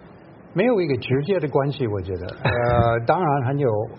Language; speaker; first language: Chinese; non-native, fluent; English